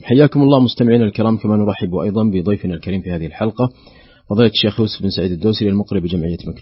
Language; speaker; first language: Arabic; native; Arabic